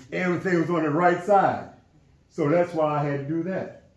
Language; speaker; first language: English; native; English